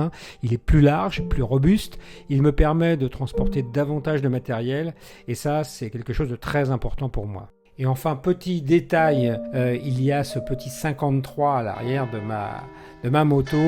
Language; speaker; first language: French; native; French